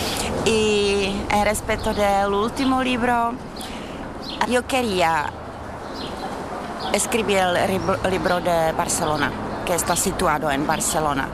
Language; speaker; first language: Spanish; non-native, fluent; Czech